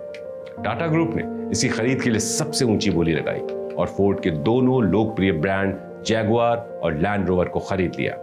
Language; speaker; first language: Hindi; native; Hindi